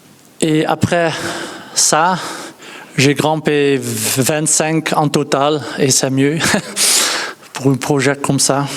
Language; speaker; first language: French; non-native, learner; Dutch